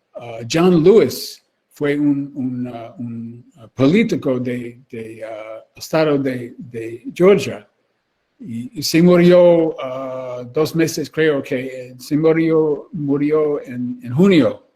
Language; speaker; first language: Spanish; non-native, learner; English